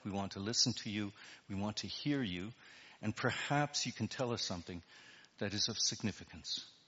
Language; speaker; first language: English; native; English